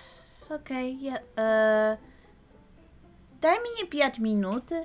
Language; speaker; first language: Ukrainian; early bilingual, heritage; English